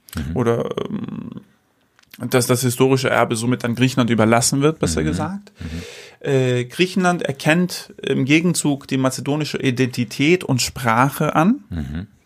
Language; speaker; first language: German; non-native, fluent; Greek